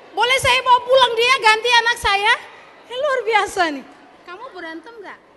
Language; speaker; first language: Indonesian; native; Indonesian